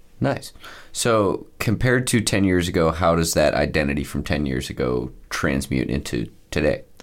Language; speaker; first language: English; native; English